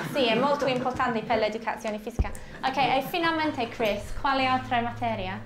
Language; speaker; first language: Italian; non-native, fluent; English